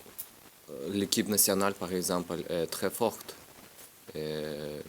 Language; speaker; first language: French; non-native, learner; Russian